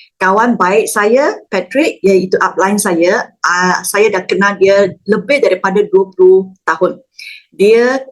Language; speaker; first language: Malay; non-native, local second language; Chinese